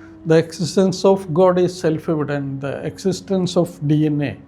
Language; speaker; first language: English; non-native, local second language; Malayalam